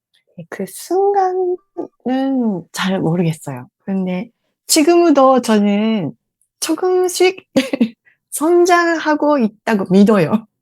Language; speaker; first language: Korean; non-native, fluent; Japanese